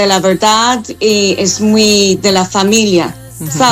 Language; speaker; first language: Spanish; non-native, fluent; English